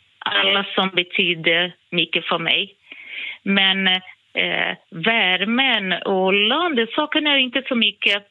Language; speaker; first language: Swedish; non-native, fluent; Portuguese